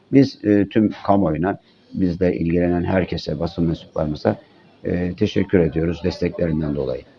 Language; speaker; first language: Turkish; native; Turkish